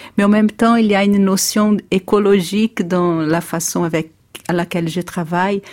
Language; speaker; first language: French; non-native, fluent; Portuguese